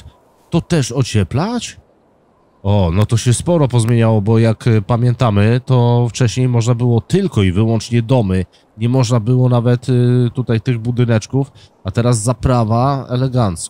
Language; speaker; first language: Polish; native; Polish